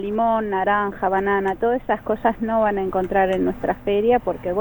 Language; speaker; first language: Spanish; native; Spanish